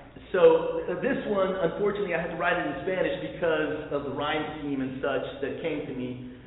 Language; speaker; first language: English; early bilingual, other home language; Spanish